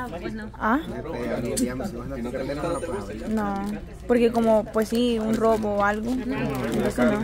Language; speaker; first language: Spanish; native; Spanish